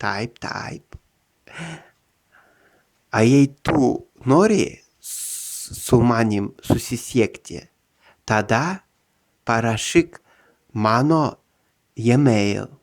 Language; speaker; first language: Lithuanian; non-native, learner; Russian